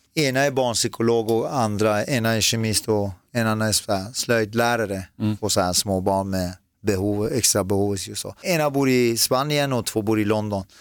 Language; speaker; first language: Swedish; early bilingual, other home language; Persian